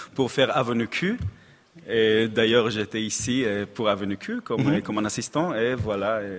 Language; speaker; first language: French; non-native, fluent; Hebrew